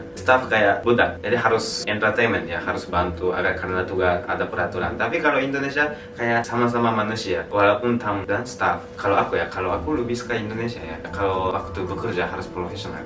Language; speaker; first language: Indonesian; non-native, fluent; Japanese